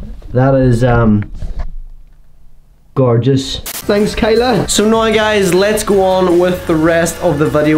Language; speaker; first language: English; native; English